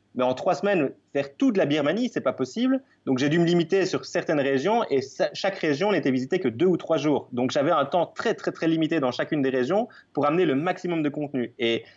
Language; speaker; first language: French; native; French